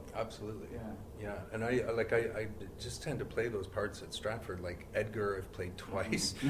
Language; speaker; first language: English; native; English